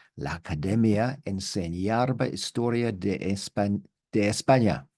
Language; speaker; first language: Spanish; non-native, learner; English